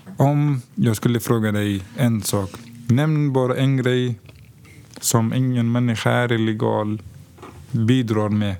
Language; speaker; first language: Swedish; non-native, fluent; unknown